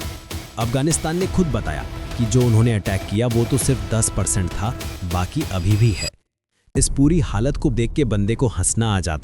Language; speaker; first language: Hindi; native; Hindi